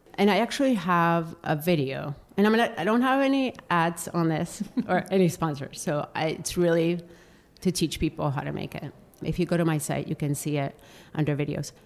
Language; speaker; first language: English; non-native, fluent; Spanish